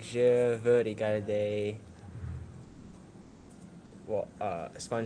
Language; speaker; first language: French; non-native, learner; English